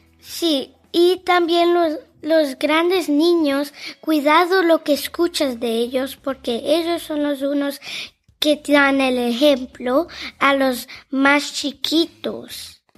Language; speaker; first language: Spanish; early bilingual, heritage; Spanish